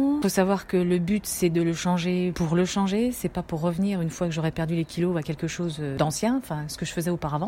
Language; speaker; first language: French; native; French